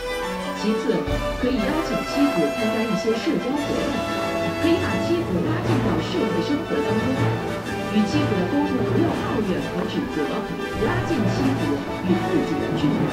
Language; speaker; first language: Chinese; native; Chinese